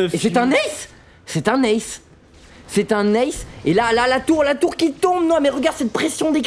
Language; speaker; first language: French; native; French